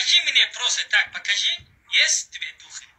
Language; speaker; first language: Russian; non-native, learner; Uzbek